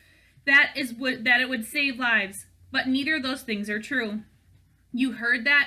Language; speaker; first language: English; native; English